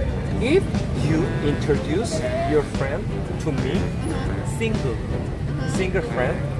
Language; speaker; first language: English; non-native, learner; Korean